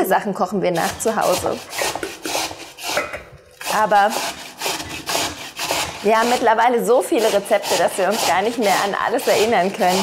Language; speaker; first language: German; native; German